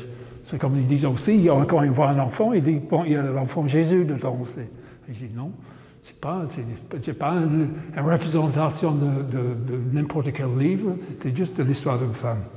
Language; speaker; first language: French; non-native, fluent; English